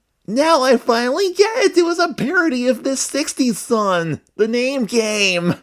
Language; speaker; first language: English; native; English